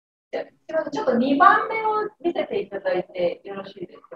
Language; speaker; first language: Japanese; native; Japanese